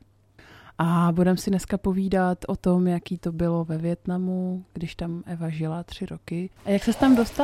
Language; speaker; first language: Czech; native; Czech